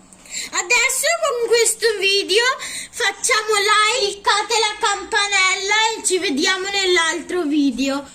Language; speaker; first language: Italian; early bilingual, other home language; Urdu